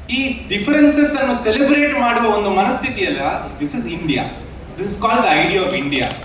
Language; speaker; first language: Kannada; non-native, local second language; Tamil